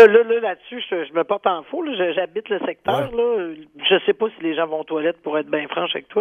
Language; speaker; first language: French; native; French